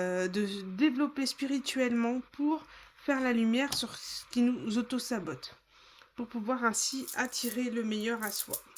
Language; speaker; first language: French; native; French